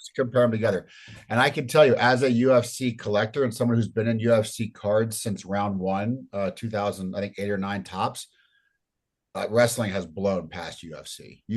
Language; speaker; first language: English; native; English